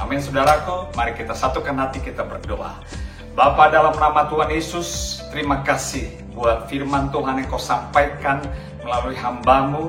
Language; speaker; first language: Indonesian; native; Indonesian